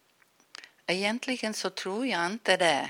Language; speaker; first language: Swedish; non-native, fluent; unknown